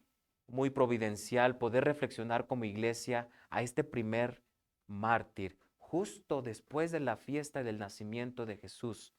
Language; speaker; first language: Spanish; native; Spanish